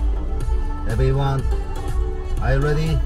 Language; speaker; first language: English; non-native, learner; Korean